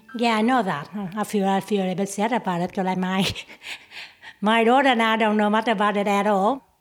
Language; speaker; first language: English; non-native, learner; Vietnamese